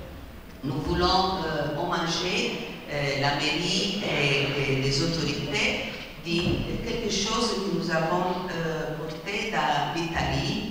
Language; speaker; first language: French; non-native, fluent; Italian